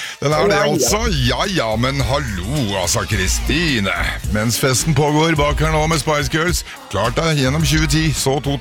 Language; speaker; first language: Norwegian; native; Norwegian